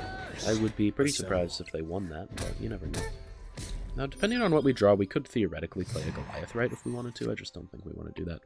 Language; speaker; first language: English; native; English